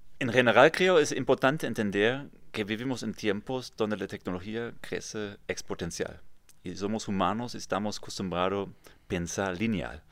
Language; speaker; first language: Spanish; non-native, fluent; German